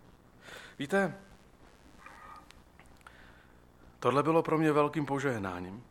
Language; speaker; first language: Czech; native; Czech